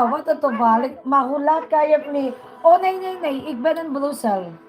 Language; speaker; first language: Dutch; non-native, learner; Filipino